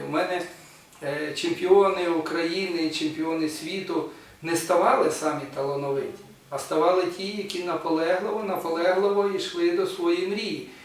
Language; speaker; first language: Ukrainian; non-native, local second language; Russian